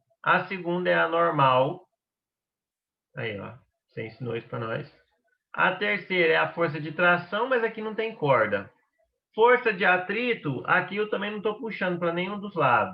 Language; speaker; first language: Portuguese; native; Portuguese